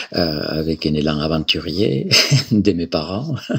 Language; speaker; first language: French; non-native, fluent; Spanish